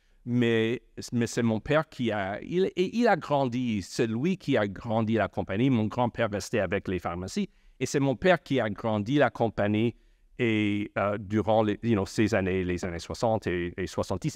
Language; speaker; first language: French; non-native, local second language; English